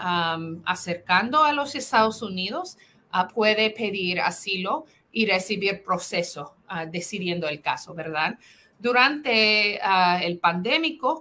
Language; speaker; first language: Spanish; non-native, fluent; English